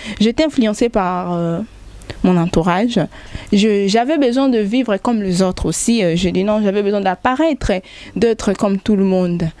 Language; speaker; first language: French; non-native, local second language; Lingala